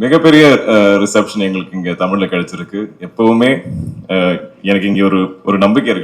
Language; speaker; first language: Tamil; non-native, local second language; Malayalam